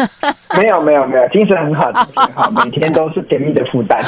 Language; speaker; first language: Chinese; native; Chinese